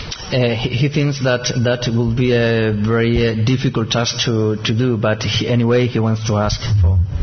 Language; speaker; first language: English; non-native, fluent; Spanish